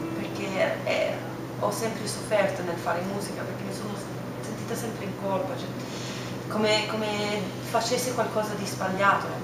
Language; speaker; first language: Italian; non-native, fluent; English